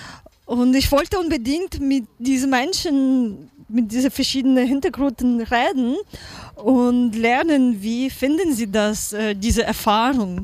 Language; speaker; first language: German; non-native, learner; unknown